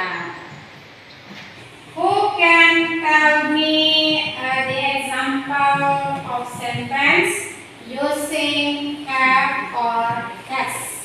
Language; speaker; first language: English; non-native, learner; Indonesian